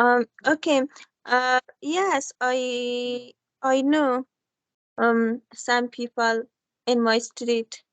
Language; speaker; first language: English; non-native, learner; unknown